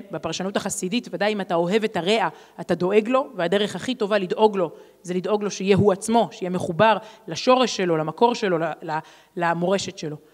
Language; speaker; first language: Hebrew; native; Hebrew